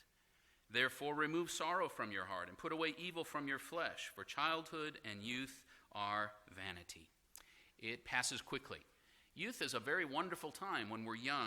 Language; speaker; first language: English; native; English